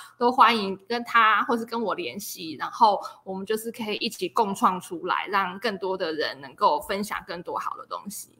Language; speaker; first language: Chinese; native; Chinese